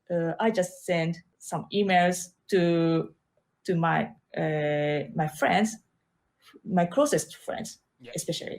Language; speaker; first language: English; non-native, learner; Japanese